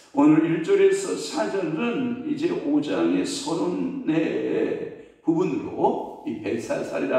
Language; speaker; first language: Korean; native; Korean